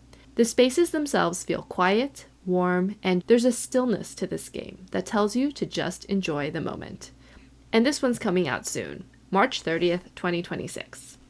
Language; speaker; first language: English; native; English